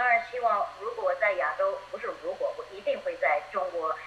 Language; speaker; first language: Chinese; early bilingual, other home language; English